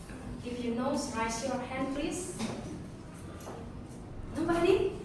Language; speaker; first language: English; non-native, learner; Indonesian